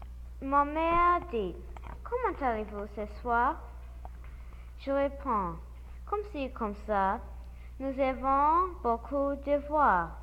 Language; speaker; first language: French; non-native, learner; English